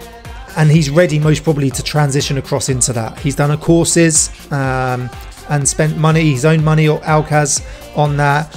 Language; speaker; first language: English; native; English